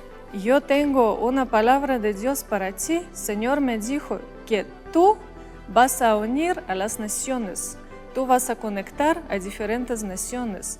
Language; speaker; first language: Spanish; non-native, fluent; Russian